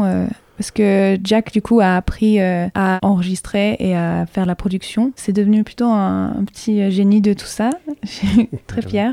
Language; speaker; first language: French; native; French